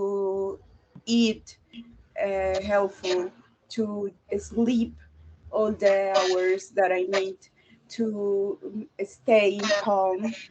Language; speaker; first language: English; non-native, learner; Spanish